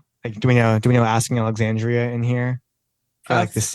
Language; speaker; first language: English; native; English